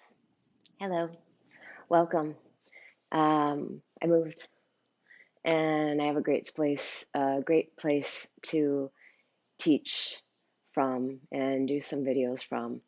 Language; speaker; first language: English; native; English